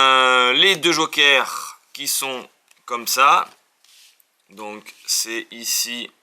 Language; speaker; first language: French; native; French